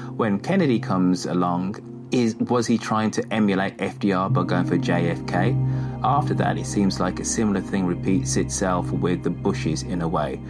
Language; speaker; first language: English; native; English